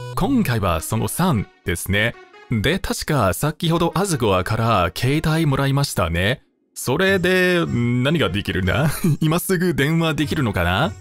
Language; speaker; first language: Japanese; non-native, fluent; English